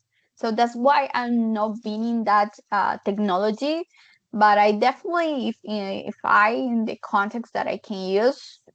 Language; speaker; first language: English; non-native, fluent; Spanish